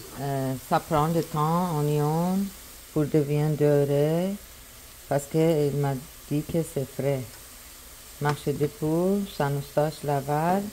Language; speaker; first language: French; non-native, learner; Persian